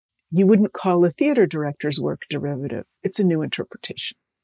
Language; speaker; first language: English; native; English